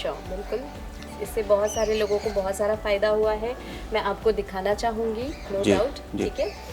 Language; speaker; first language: Hindi; native; Hindi